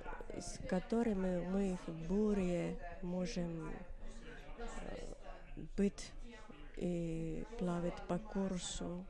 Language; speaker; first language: Russian; non-native, learner; Finnish